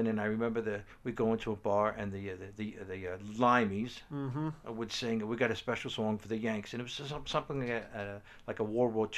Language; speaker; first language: English; native; English